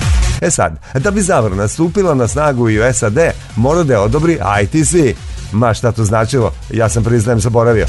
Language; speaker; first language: Serbian; native; Serbian